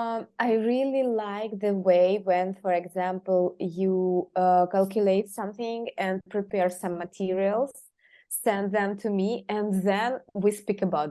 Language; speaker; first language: English; non-native, fluent; Russian